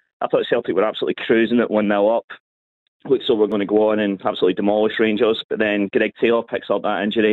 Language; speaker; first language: English; native; English